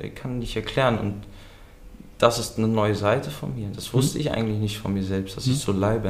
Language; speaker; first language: German; early bilingual, other home language; Dutch